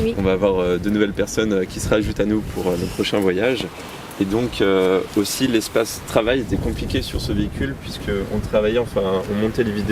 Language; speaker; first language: French; native; French